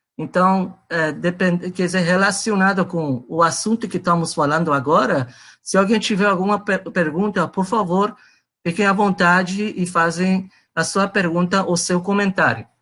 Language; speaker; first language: Portuguese; non-native, fluent; Persian